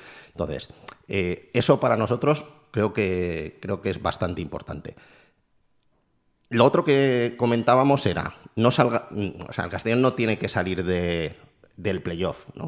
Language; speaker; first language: Spanish; native; Spanish